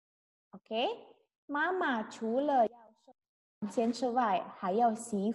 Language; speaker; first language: Chinese; non-native, fluent; Indonesian